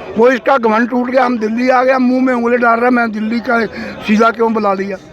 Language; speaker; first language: Hindi; non-native, local second language; Punjabi